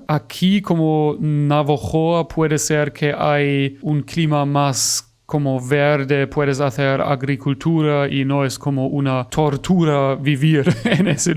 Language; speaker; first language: Spanish; non-native, fluent; German